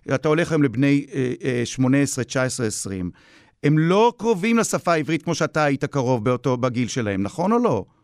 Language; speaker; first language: Hebrew; native; Hebrew